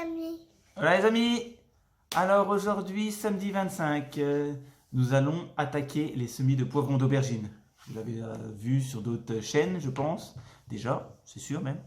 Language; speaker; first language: French; native; French